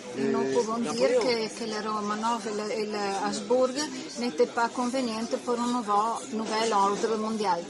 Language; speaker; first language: French; non-native, learner; Italian